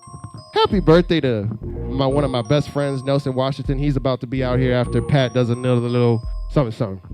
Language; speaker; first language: English; native; English